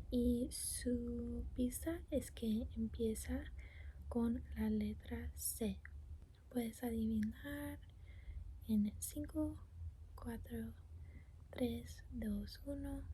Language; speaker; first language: Spanish; non-native, learner; English